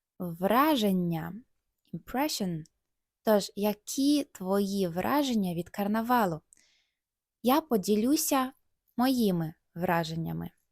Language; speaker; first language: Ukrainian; native; Ukrainian